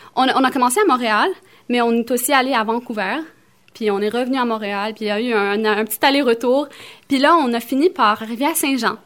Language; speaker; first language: French; early bilingual, other home language; Arabic